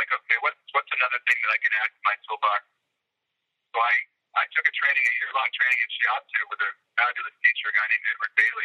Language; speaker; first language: English; native; English